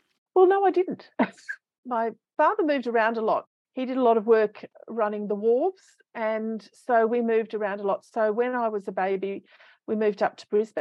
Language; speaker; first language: English; native; English